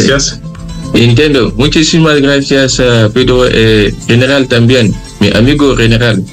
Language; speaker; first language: Spanish; non-native, learner; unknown